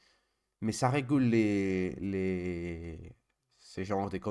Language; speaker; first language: French; non-native, learner; Spanish